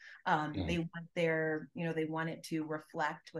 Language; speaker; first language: English; native; English